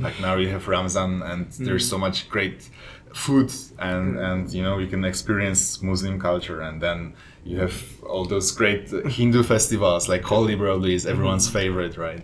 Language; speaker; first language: English; non-native, fluent; Polish